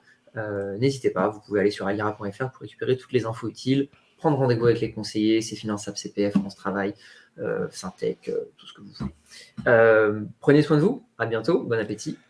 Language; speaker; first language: French; native; French